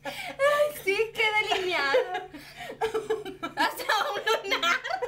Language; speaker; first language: Spanish; native; Spanish